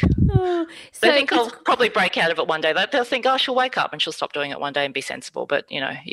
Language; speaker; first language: English; early bilingual, other home language; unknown